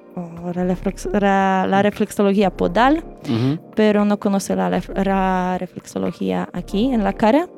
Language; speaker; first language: Spanish; non-native, fluent; Polish